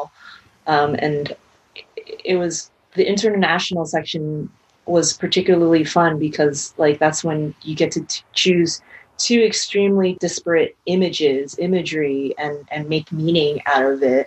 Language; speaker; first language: English; non-native, local second language; Cantonese